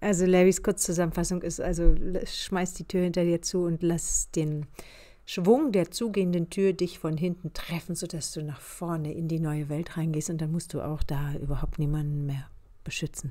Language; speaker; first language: German; native; German